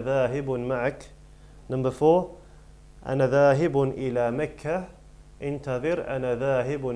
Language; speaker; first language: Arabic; non-native, fluent; English